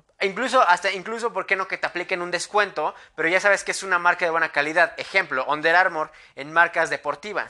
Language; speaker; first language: Spanish; native; Spanish